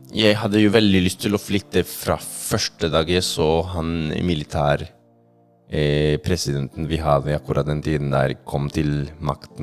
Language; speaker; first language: Norwegian; non-native, fluent; Spanish